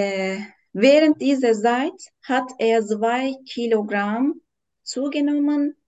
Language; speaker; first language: German; non-native, learner; Turkish